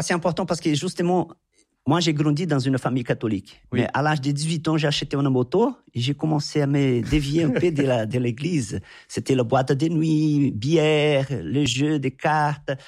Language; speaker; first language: French; non-native, fluent; Portuguese